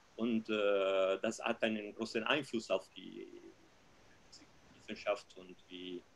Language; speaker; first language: German; non-native, fluent; Italian